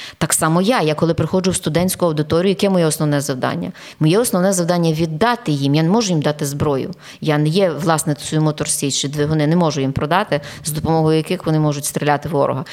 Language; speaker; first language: Ukrainian; native; Ukrainian